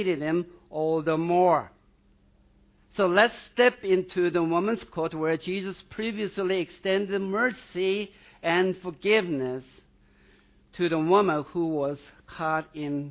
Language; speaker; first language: English; non-native, fluent; Korean